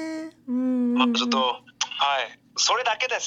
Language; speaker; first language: Japanese; non-native, learner; Korean